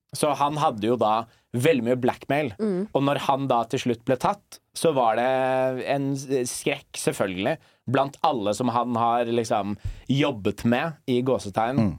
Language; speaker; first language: Norwegian; early bilingual, other home language; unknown